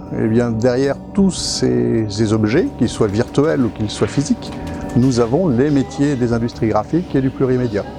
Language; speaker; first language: French; native; French